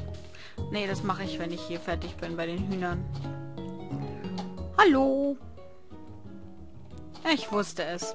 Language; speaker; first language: German; native; German